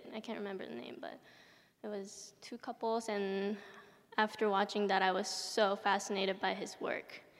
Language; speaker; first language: English; early bilingual, other home language; Japanese